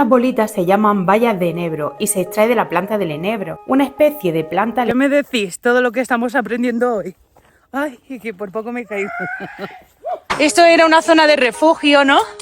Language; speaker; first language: Spanish; native; Spanish